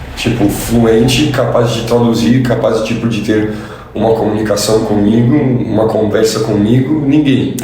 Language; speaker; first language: Portuguese; non-native, fluent; Italian